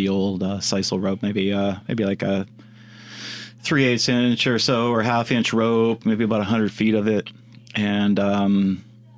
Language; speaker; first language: English; native; English